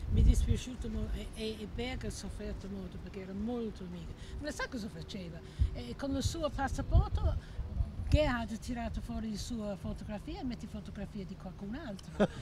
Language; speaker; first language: Italian; non-native, fluent; English